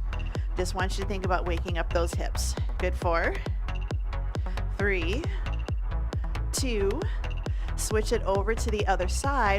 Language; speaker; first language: English; native; English